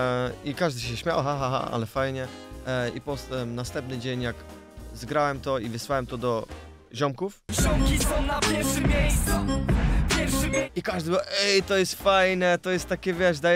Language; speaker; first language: Polish; early bilingual, other home language; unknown